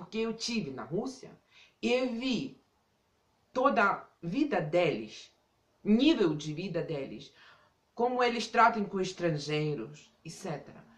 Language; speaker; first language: Portuguese; non-native, fluent; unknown